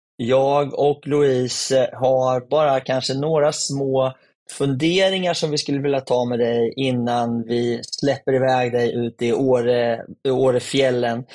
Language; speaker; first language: Swedish; native; Swedish